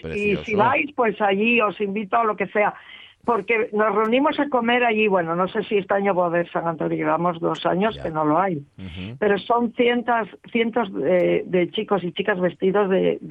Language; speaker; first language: Spanish; native; Spanish